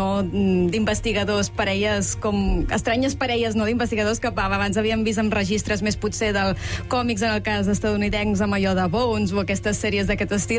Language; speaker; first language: Catalan; native; Catalan